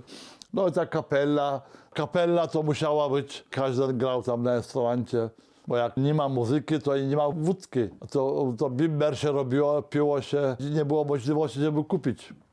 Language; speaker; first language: Polish; early bilingual, heritage; Polish